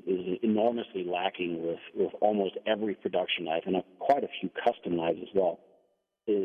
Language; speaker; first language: English; non-native, fluent; Danish